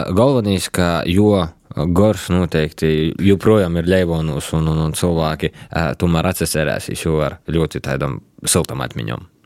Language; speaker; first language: Latvian; native; Latvian